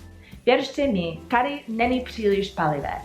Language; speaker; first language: Czech; non-native, learner; English